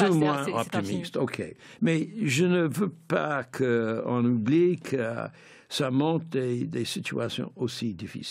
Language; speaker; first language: French; non-native, fluent; English